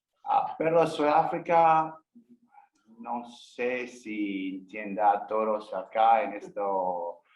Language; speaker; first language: Spanish; non-native, learner; English